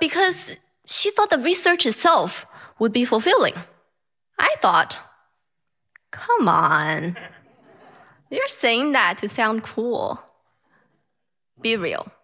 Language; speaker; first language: English; non-native, fluent; Chinese